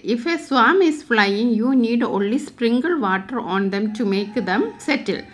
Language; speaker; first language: English; non-native, local second language; Malayalam